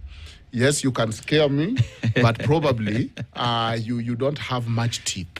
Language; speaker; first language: English; non-native, local second language; Luo (Kenya and Tanzania)